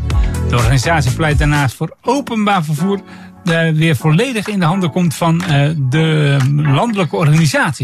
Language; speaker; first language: Dutch; native; Dutch